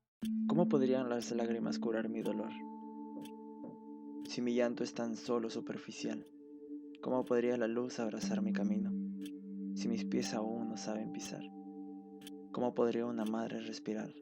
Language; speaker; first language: Spanish; native; Spanish